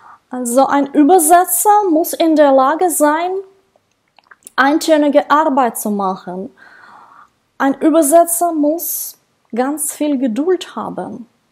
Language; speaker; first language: German; non-native, fluent; Russian